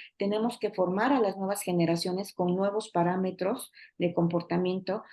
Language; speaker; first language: Spanish; native; Spanish